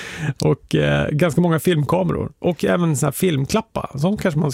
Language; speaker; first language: Swedish; native; Swedish